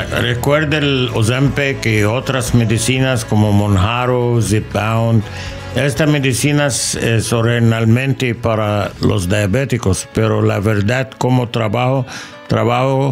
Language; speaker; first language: Spanish; non-native, learner; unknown